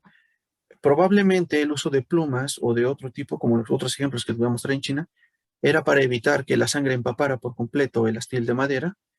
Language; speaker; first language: Spanish; native; Spanish